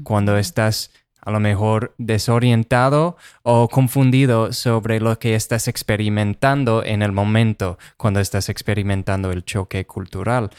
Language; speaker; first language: Spanish; non-native, fluent; English